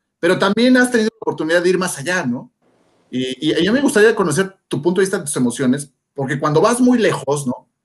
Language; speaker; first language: Spanish; native; Spanish